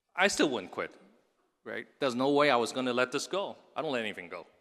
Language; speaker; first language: English; non-native, local second language; Cantonese